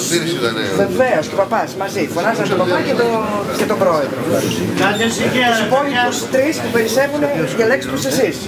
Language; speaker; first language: Greek; native; Greek